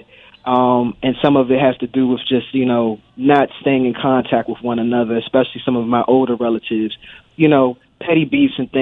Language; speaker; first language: English; native; English